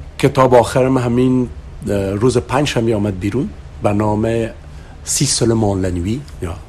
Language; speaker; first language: Persian; native; Persian